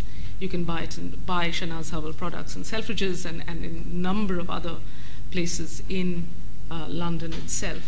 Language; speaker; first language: English; non-native, local second language; Bangla